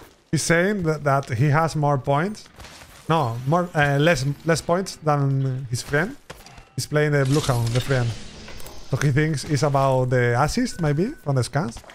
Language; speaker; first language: English; non-native, fluent; Spanish